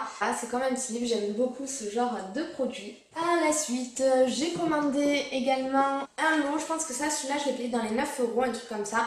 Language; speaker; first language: French; native; French